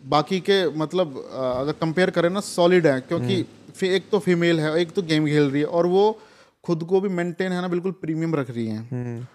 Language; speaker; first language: Hindi; native; Hindi